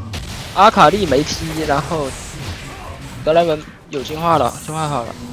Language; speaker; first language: Chinese; native; Chinese